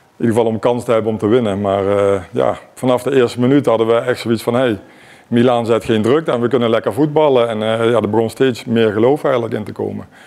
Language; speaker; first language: Dutch; native; Dutch